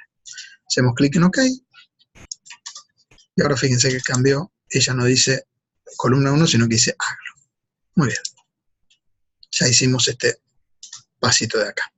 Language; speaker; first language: Spanish; native; Spanish